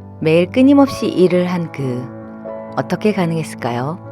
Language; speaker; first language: Korean; native; Korean